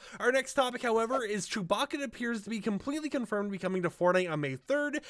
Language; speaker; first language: English; native; English